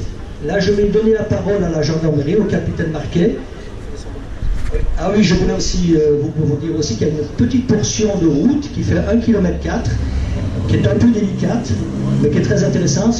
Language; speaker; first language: French; native; French